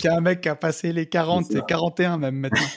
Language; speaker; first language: French; native; French